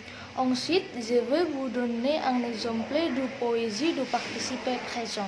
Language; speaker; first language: French; non-native, learner; Indonesian